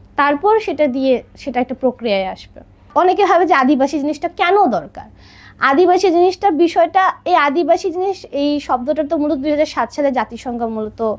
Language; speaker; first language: Bangla; non-native, local second language; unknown